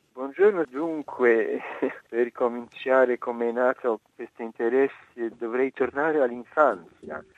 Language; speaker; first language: Italian; non-native, learner; Polish